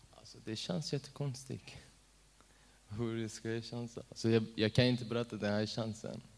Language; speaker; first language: Swedish; non-native, learner; Persian